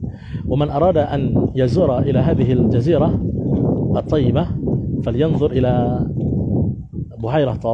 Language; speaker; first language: Arabic; non-native, fluent; Indonesian